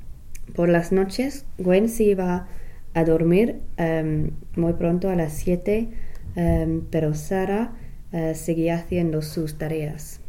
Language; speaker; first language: Spanish; non-native, fluent; English